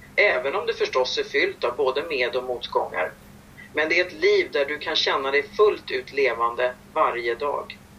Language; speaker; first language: Swedish; native; Swedish